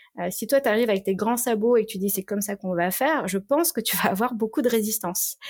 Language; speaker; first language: French; native; French